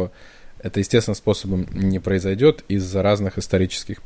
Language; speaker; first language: Russian; native; Russian